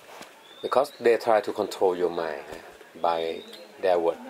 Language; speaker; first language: English; non-native, learner; Thai